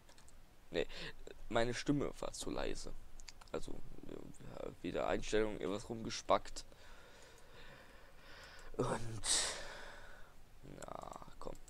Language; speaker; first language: German; native; German